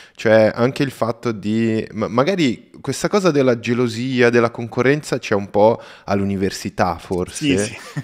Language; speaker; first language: Italian; non-native, fluent; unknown